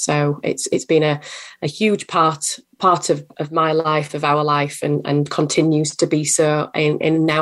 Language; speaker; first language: English; native; English